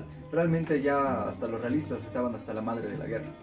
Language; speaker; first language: Spanish; native; Spanish